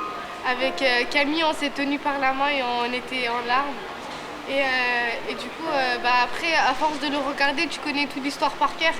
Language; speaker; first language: French; early bilingual, other home language; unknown